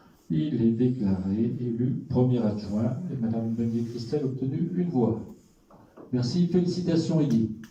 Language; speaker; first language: French; native; French